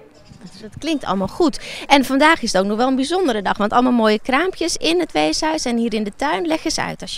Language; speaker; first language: Dutch; native; Dutch